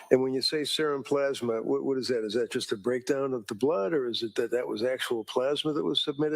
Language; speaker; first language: English; native; English